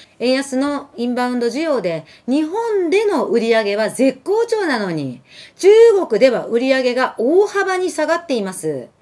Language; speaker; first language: Japanese; early bilingual, other home language; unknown